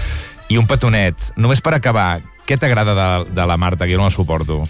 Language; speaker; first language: Catalan; native; Catalan